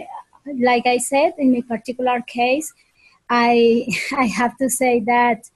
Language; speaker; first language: English; non-native, fluent; Spanish